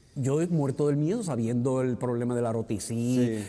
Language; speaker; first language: Spanish; native; Spanish